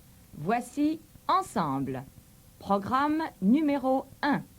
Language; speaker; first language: French; non-native, fluent; English